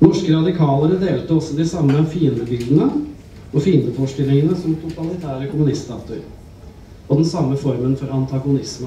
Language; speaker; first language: Norwegian; native; Norwegian